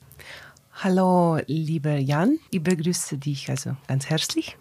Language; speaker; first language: German; non-native, learner; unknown